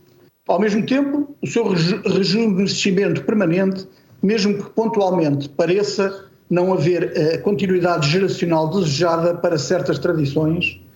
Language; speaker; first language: Portuguese; native; Portuguese